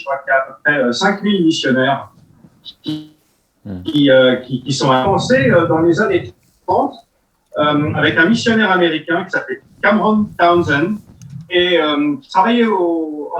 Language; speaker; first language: French; native; French